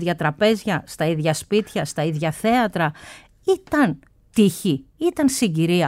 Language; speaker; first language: Greek; native; Greek